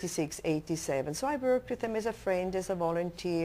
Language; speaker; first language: English; non-native, local second language; German